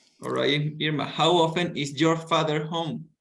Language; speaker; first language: English; non-native, fluent; Spanish